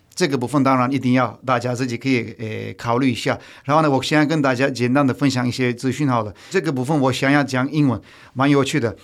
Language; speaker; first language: Chinese; non-native, fluent; Turkish